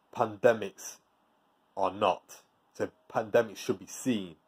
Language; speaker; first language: English; native; English